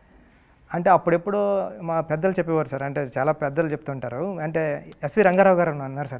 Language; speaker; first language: Telugu; native; Telugu